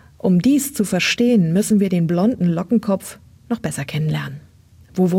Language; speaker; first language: German; native; German